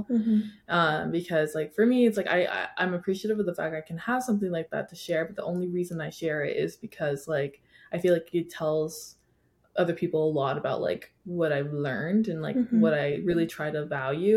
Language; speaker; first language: English; native; English